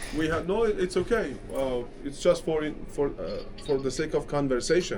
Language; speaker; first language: English; non-native, fluent; Persian